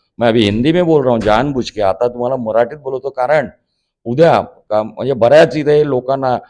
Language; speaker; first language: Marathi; non-native, local second language; Hindi